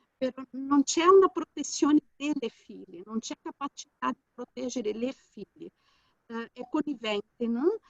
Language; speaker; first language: Italian; non-native, fluent; Portuguese